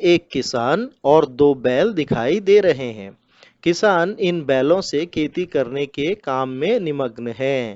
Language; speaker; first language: Hindi; non-native, local second language; Telugu